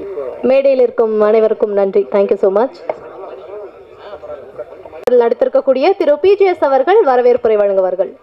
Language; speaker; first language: Tamil; native; Tamil